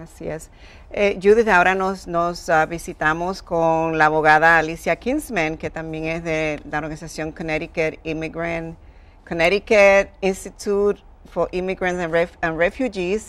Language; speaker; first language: Spanish; native; Spanish